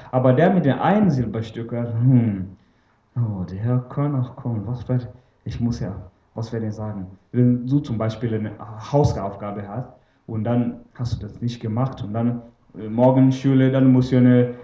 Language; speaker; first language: German; non-native, fluent; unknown